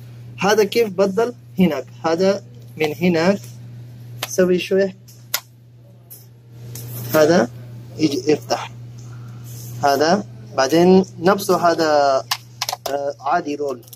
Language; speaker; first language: Arabic; non-native, learner; Urdu